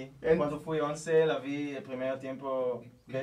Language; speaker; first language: Spanish; non-native, learner; Hebrew